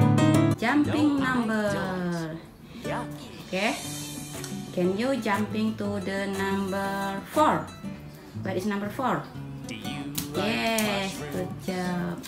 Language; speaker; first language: English; non-native, learner; Indonesian